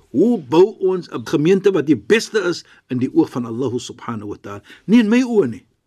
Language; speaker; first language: Afrikaans; non-native, fluent; Arabic